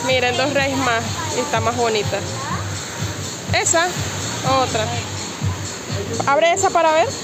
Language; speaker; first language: Spanish; native; Spanish